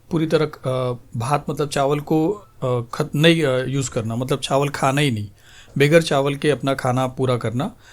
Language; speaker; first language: Hindi; non-native, local second language; Marathi